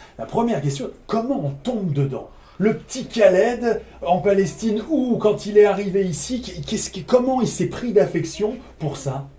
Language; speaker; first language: French; native; French